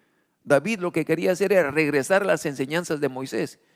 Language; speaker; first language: Spanish; native; Spanish